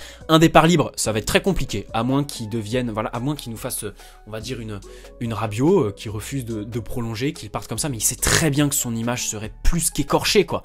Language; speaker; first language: French; native; French